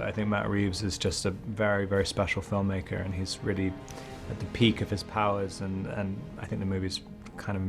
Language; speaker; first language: English; native; English